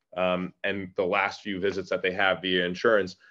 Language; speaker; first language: English; native; English